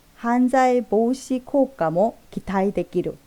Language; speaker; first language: Japanese; non-native, fluent; Korean